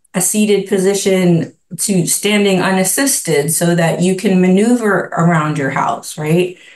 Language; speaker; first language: English; native; English